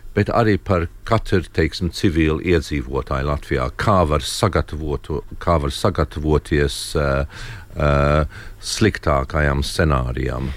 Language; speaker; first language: Latvian; native; Latvian